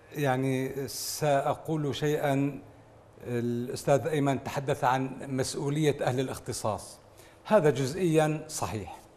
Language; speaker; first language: Arabic; native; Arabic